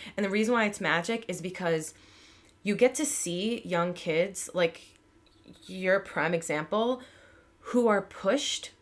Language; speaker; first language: English; native; English